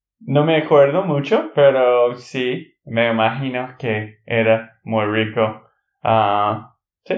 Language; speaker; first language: Spanish; non-native, learner; English